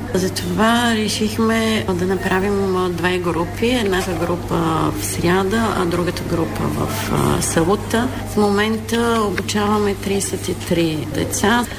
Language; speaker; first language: Bulgarian; non-native, local second language; Turkish